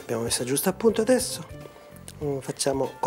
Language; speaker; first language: Italian; native; Italian